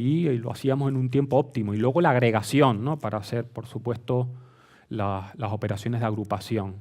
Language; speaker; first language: Spanish; native; Spanish